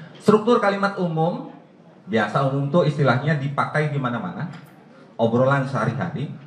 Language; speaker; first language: Indonesian; non-native, local second language; Javanese